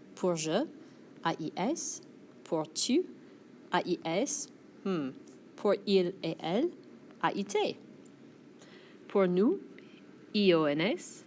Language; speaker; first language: French; non-native, fluent; English